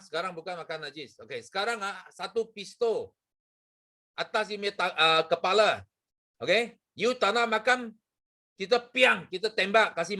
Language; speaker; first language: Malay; non-native, local second language; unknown